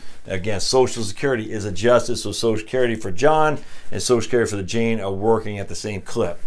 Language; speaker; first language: English; native; English